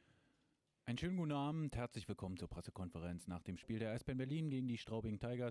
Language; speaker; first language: German; native; German